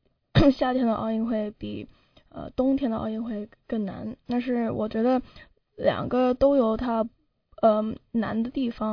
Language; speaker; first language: Chinese; early bilingual, heritage; Chinese